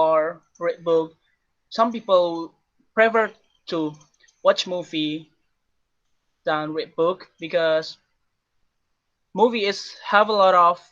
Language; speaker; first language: English; non-native, learner; Indonesian